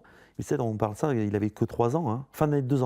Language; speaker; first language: French; native; French